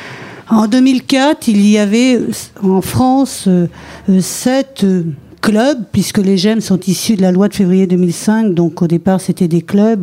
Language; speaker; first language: French; native; French